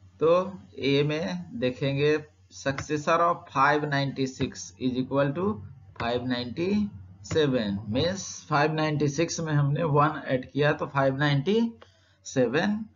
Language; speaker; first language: Hindi; native; Hindi